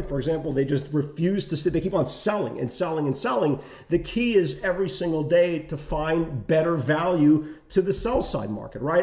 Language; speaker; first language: English; native; English